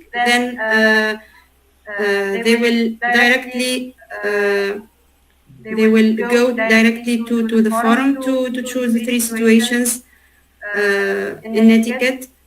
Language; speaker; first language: English; non-native, learner; Arabic